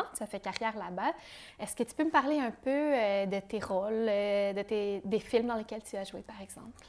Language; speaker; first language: French; native; French